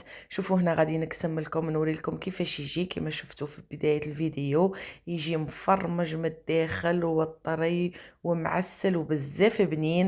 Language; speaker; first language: Arabic; native; Arabic